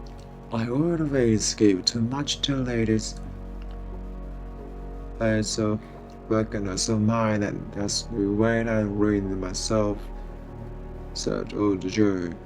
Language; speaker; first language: English; non-native, fluent; Japanese